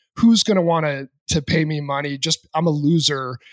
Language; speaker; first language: English; native; English